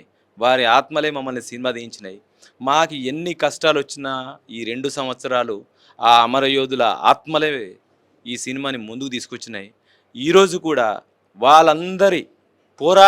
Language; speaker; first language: Telugu; native; Telugu